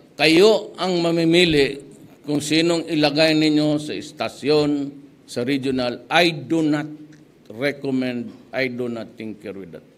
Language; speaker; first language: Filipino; non-native, local second language; Cebuano